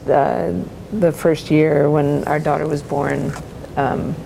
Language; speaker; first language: English; native; English